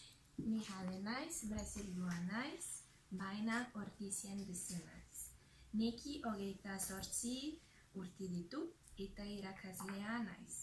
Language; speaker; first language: Basque; non-native, learner; Portuguese